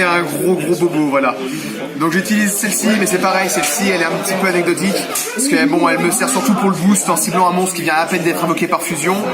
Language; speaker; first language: French; native; French